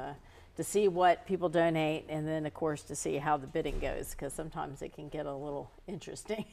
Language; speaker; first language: English; native; English